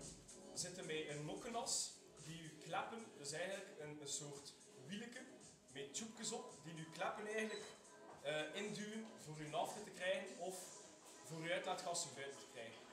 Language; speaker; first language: Dutch; native; Dutch